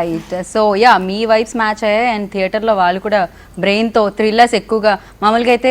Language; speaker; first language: Telugu; native; Telugu